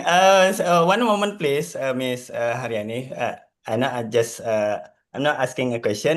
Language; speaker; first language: English; non-native, fluent; Indonesian